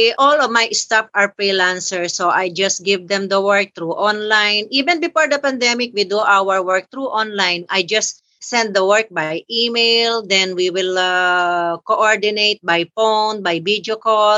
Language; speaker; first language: English; non-native, local second language; Filipino